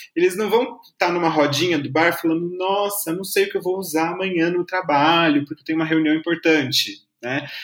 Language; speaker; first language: Portuguese; native; Portuguese